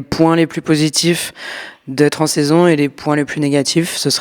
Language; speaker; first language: French; native; French